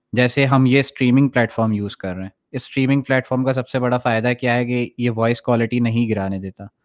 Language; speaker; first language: Urdu; native; Urdu